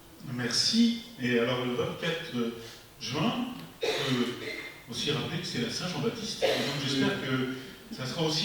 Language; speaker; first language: French; native; French